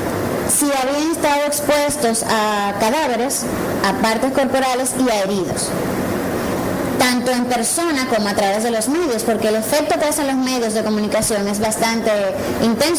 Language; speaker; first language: Spanish; native; Spanish